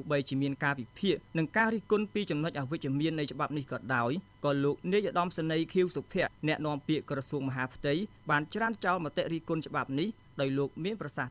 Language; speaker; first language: Khmer; native; Khmer